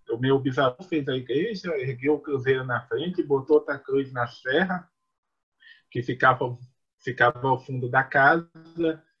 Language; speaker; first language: Portuguese; native; Portuguese